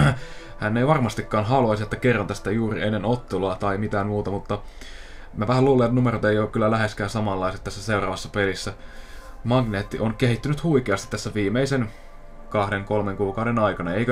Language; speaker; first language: Finnish; native; Finnish